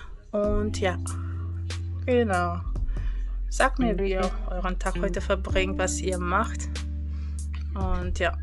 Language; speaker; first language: German; non-native, fluent; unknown